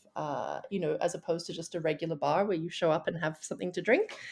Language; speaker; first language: English; native; English